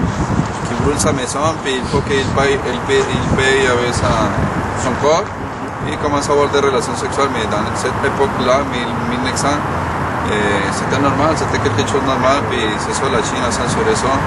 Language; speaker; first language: French; non-native, learner; Spanish